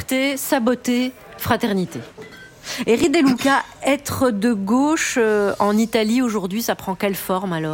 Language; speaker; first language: French; native; French